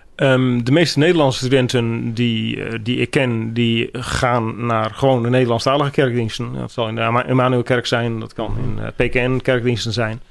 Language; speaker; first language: Dutch; native; Dutch